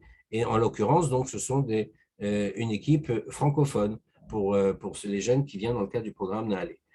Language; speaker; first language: French; native; French